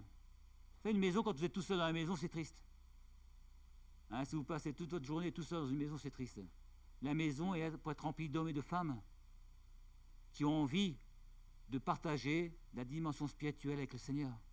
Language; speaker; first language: French; native; French